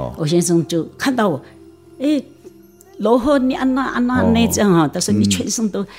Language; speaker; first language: Min Nan Chinese; non-native, local second language; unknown